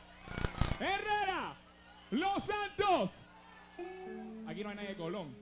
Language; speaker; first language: Spanish; native; Spanish